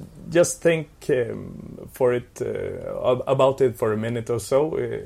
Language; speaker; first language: English; non-native, fluent; Swedish